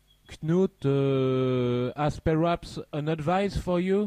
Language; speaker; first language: English; non-native, learner; French